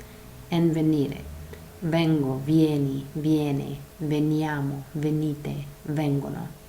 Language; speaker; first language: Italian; non-native, fluent; English